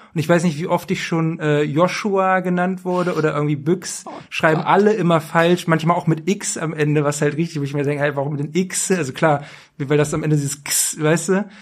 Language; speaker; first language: German; native; German